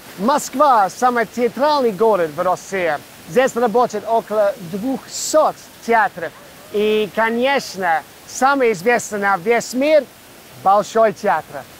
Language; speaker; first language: Russian; non-native, fluent; English